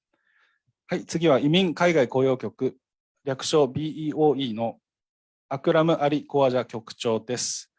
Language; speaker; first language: Japanese; native; Japanese